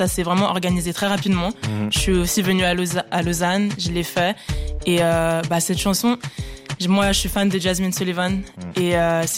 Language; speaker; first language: French; early bilingual, other home language; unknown